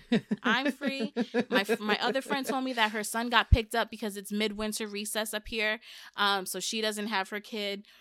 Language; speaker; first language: English; early bilingual, other home language; Spanish